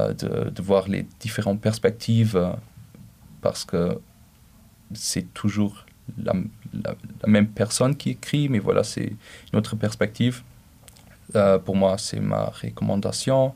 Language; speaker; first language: French; non-native, local second language; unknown